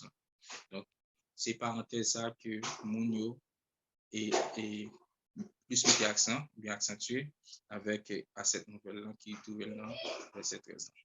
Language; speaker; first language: French; non-native, local second language; Haitian Creole